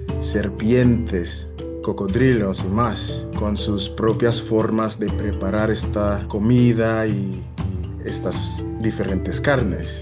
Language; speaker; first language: Spanish; non-native, fluent; English